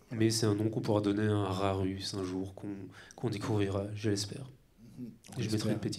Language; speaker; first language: French; native; French